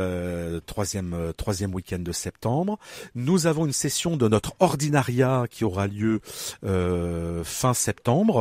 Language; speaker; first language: French; native; French